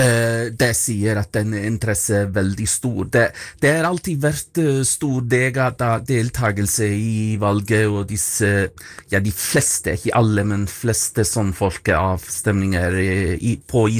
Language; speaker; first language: Swedish; non-native, fluent; Icelandic